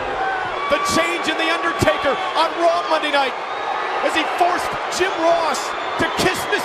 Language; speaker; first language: English; native; English